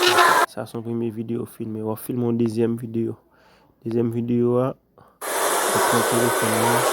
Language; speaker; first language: French; non-native, learner; Haitian Creole